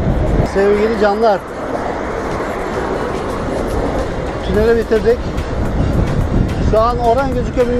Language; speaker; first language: Turkish; native; Turkish